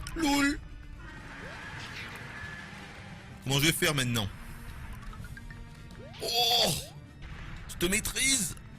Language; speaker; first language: French; native; French